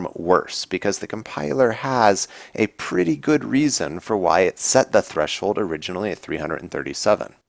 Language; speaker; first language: English; native; English